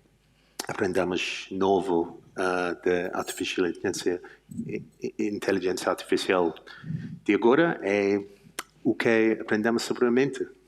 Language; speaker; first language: Portuguese; non-native, learner; English